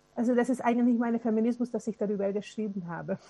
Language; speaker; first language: German; non-native, fluent; Hungarian